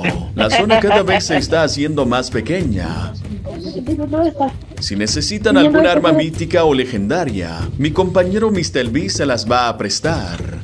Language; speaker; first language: Spanish; native; Spanish